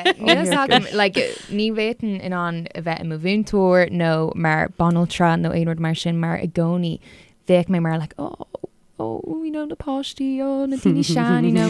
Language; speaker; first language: Irish; non-native, local second language; English